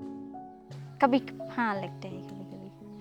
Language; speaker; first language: Hindi; non-native, local second language; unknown